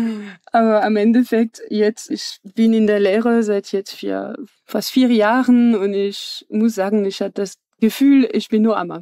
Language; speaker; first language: German; non-native, fluent; French